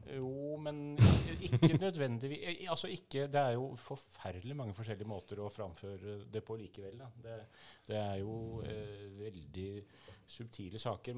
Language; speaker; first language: Norwegian; native; Norwegian